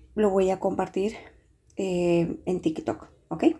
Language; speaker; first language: Spanish; native; Spanish